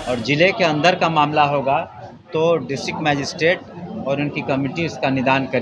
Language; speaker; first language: Hindi; native; Hindi